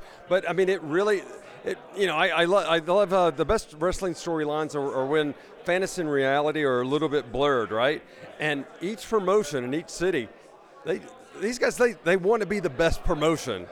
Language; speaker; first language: English; native; English